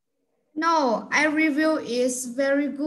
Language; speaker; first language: English; non-native, learner; Vietnamese